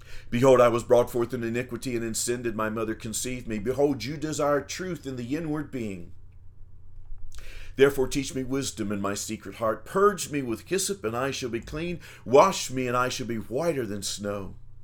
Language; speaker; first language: English; native; English